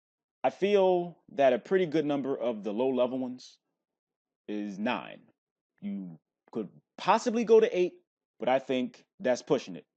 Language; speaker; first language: English; native; English